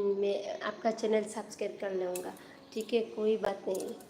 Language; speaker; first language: Hindi; non-native, local second language; Bangla